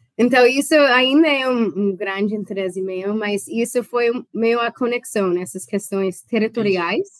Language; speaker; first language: Portuguese; non-native, fluent; English